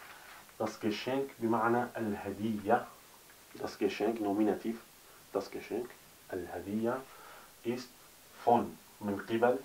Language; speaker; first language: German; non-native, fluent; Arabic